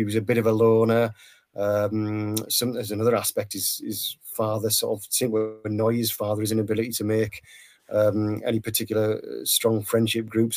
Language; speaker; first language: English; native; English